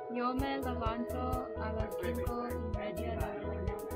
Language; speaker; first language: Spanish; non-native, learner; English